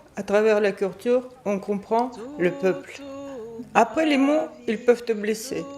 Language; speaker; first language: French; non-native, fluent; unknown